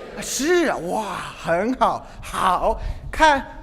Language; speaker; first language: Chinese; non-native, fluent; English